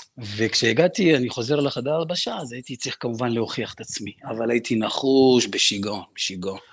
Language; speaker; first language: Hebrew; early bilingual, other home language; Russian